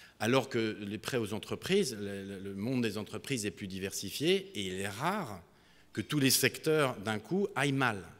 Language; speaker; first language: French; native; French